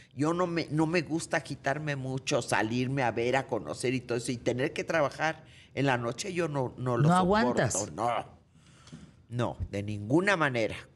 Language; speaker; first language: Spanish; native; Spanish